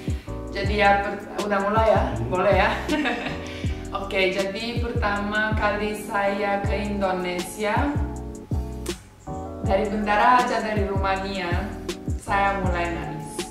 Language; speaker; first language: Indonesian; non-native, fluent; Romanian